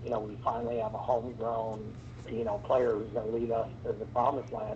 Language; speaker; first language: English; native; English